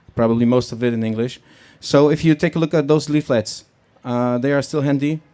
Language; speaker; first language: English; non-native, fluent; Polish